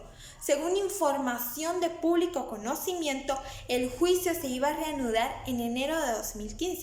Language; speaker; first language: Spanish; native; Spanish